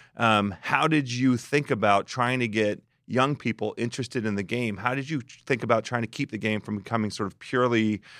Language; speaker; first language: English; native; English